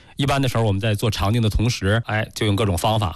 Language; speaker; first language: Chinese; native; Chinese